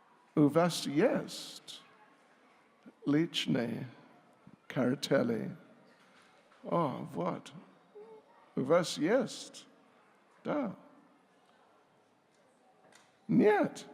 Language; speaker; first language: Russian; non-native, learner; English